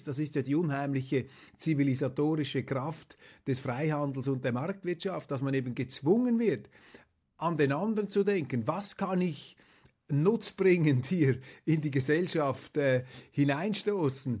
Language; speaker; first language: German; native; German